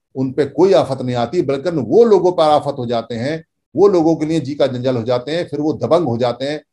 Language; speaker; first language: Hindi; native; Hindi